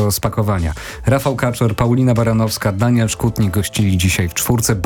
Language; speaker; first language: Polish; native; Polish